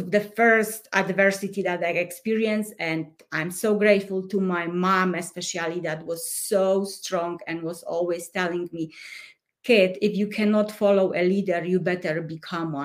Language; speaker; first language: English; non-native, fluent; Polish